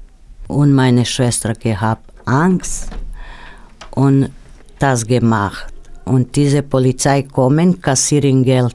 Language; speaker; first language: German; non-native, learner; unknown